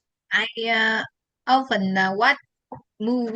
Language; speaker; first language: English; non-native, learner; Vietnamese